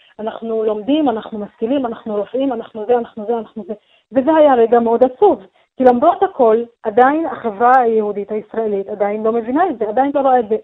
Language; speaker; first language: Hebrew; non-native, local second language; Arabic